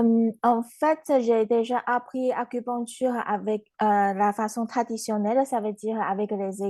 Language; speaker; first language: French; non-native, fluent; Chinese